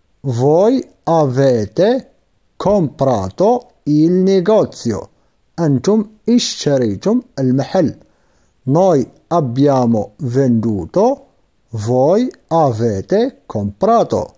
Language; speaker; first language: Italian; non-native, fluent; Arabic